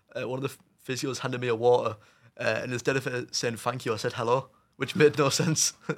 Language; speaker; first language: English; native; English